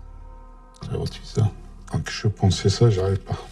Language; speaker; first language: French; non-native, learner; Turkish